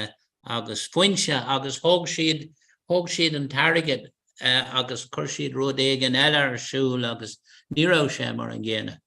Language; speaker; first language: Irish; non-native, local second language; English